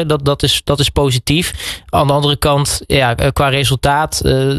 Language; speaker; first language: Dutch; native; Dutch